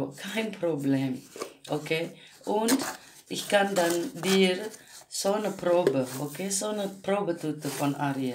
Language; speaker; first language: German; non-native, learner; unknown